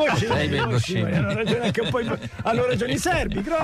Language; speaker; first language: Italian; native; Italian